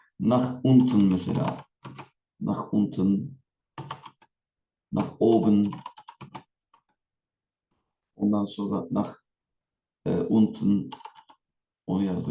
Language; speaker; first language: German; non-native, fluent; Turkish